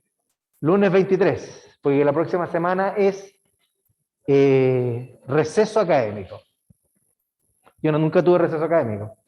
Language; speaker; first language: Spanish; native; Spanish